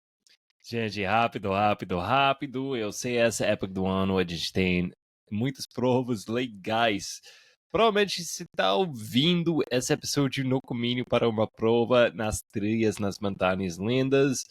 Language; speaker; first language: Portuguese; non-native, fluent; English